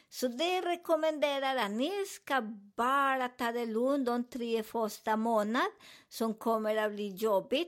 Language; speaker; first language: Swedish; non-native, learner; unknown